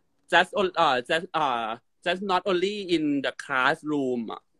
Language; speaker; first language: English; non-native, learner; Thai